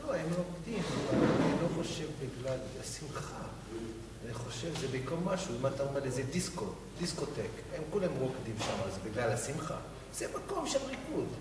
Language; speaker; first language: Hebrew; non-native, learner; English